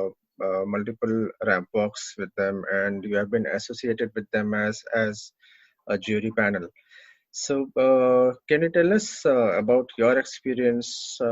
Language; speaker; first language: English; non-native, local second language; Hindi